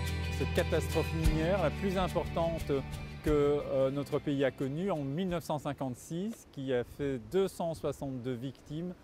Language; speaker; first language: French; native; French